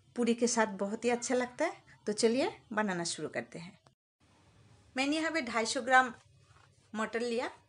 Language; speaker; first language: Hindi; non-native, local second language; Bangla